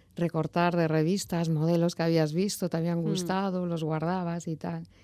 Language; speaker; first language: Spanish; native; Spanish